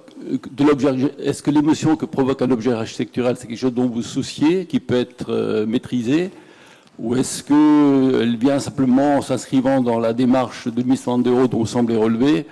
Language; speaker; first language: French; native; French